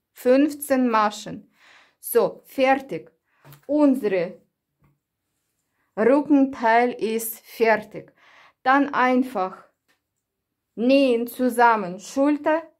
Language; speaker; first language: German; non-native, learner; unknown